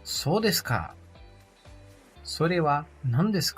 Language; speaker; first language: Japanese; non-native, learner; Portuguese